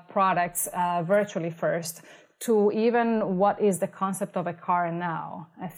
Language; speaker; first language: English; non-native, fluent; Italian